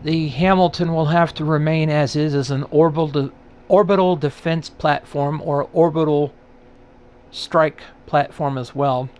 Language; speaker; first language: English; native; English